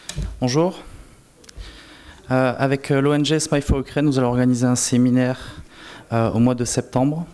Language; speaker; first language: French; native; French